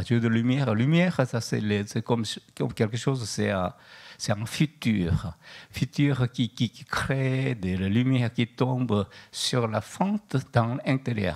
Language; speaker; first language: French; non-native, learner; Korean